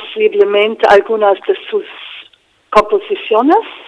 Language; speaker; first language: Spanish; non-native, fluent; English